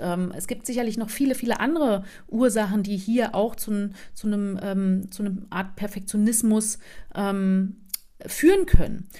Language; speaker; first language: German; native; German